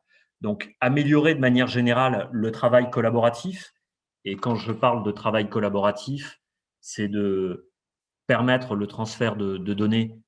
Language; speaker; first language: French; native; French